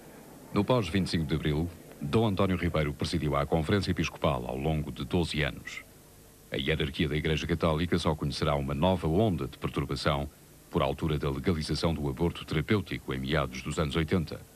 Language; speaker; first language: Portuguese; native; Portuguese